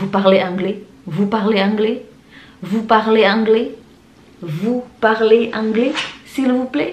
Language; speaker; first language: French; non-native, fluent; Indonesian